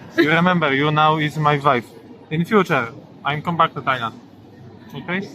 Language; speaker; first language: English; non-native, learner; Polish